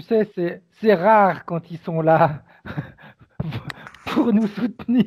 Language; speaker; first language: French; native; French